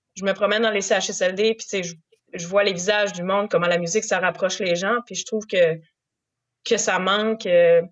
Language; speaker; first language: French; native; French